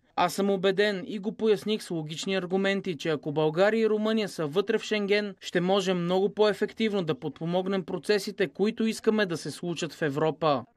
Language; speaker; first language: Bulgarian; native; Bulgarian